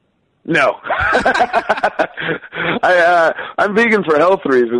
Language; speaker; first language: English; native; English